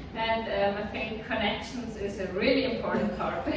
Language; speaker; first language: English; non-native, fluent; Swiss German